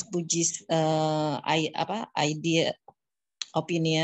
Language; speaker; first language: English; non-native, learner; Indonesian